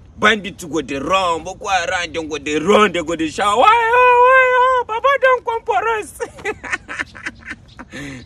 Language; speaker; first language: Nigerian Pidgin; non-native, local second language; Hausa